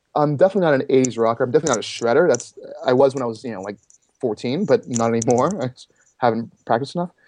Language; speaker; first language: English; native; English